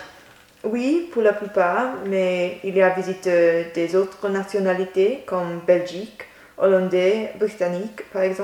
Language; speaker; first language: French; non-native, learner; English